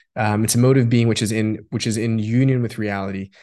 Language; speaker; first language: English; non-native, local second language; Yiddish